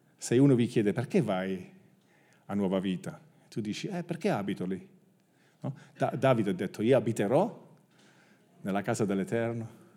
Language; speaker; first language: Italian; native; Italian